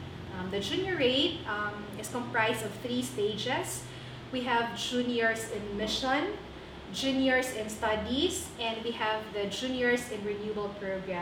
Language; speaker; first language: English; non-native, local second language; Cebuano